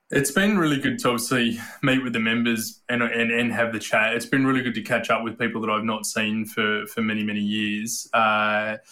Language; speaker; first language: English; native; English